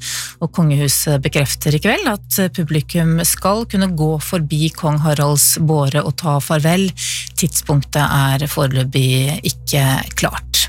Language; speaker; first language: Norwegian; native; Norwegian